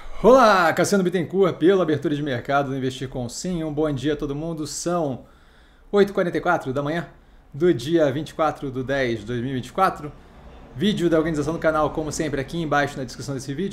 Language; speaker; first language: Portuguese; native; Portuguese